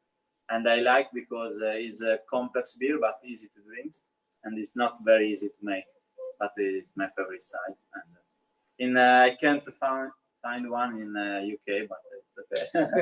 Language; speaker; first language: English; non-native, learner; Italian